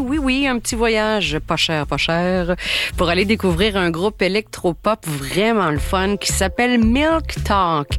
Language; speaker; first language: French; native; French